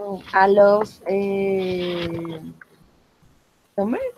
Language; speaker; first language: English; non-native, learner; Spanish